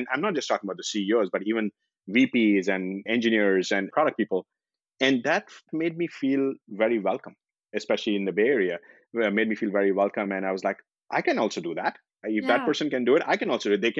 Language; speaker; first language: English; non-native, local second language; Hindi